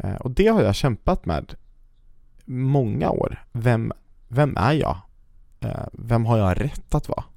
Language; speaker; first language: Swedish; native; Swedish